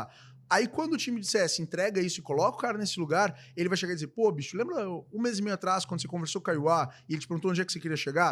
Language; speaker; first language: Portuguese; native; Portuguese